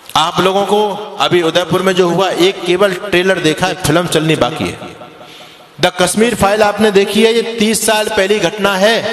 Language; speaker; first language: Hindi; native; Hindi